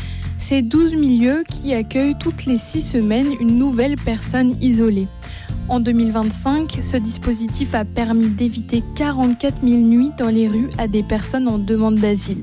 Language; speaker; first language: French; native; French